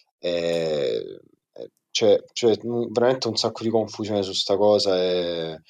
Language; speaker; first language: Italian; native; Italian